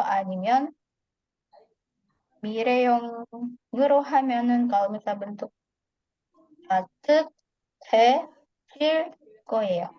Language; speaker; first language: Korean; non-native, fluent; Indonesian